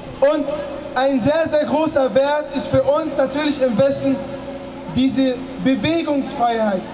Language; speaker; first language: German; early bilingual, other home language; Arabic